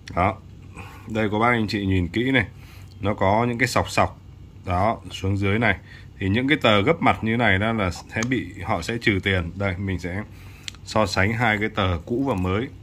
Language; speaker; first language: Vietnamese; native; Vietnamese